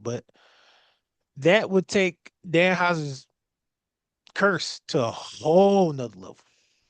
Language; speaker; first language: English; native; English